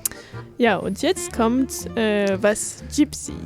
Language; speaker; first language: German; non-native, fluent; French